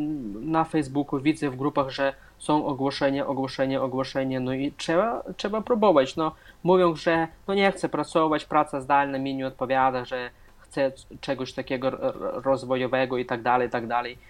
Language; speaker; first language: Polish; non-native, fluent; Russian